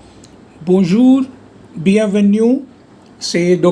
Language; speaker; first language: French; non-native, fluent; Hindi